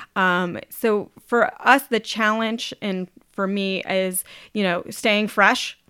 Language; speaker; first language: English; native; English